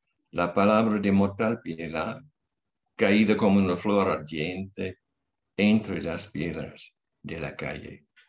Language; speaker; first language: Spanish; non-native, fluent; English